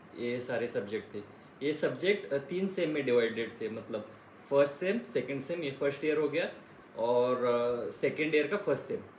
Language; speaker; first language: Hindi; non-native, local second language; Marathi